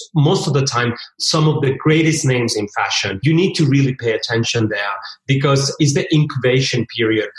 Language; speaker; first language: English; early bilingual, other home language; Spanish